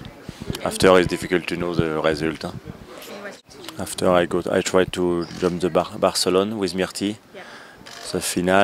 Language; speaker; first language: English; non-native, learner; French